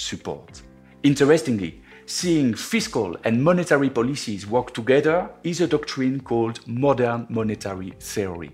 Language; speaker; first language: English; non-native, fluent; French